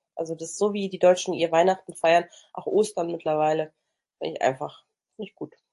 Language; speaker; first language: German; early bilingual, other home language; Russian